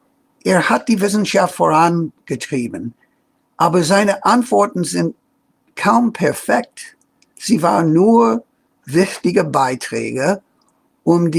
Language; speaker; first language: German; non-native, fluent; English